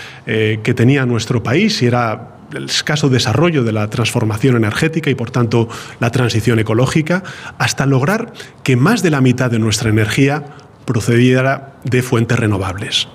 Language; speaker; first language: Spanish; native; Spanish